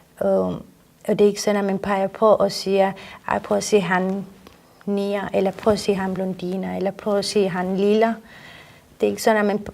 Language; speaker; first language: Danish; non-native, fluent; Spanish